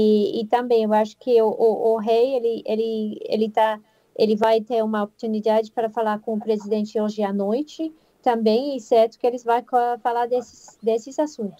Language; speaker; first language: Portuguese; non-native, fluent; English